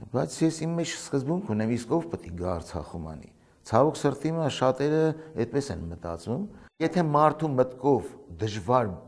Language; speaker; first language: Armenian; native; Armenian